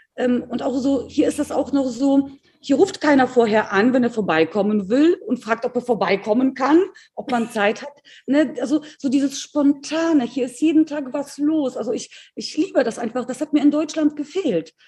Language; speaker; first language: German; early bilingual, other home language; Polish